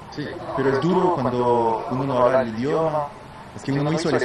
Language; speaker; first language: Spanish; non-native, fluent; French